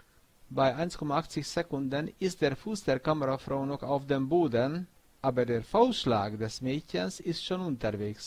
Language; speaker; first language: German; non-native, fluent; Hungarian